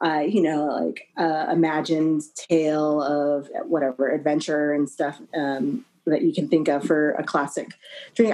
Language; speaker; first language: English; early bilingual, other home language; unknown